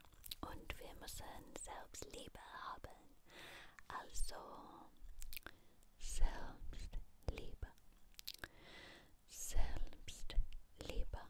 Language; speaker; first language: German; non-native, learner; English